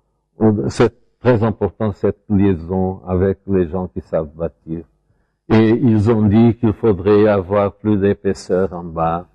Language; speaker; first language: French; non-native, fluent; Portuguese